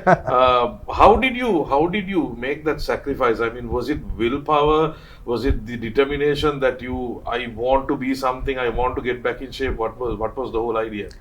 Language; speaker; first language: English; non-native, local second language; Sinhala